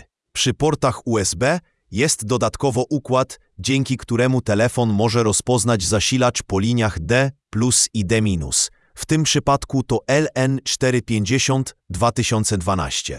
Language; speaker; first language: Polish; native; Polish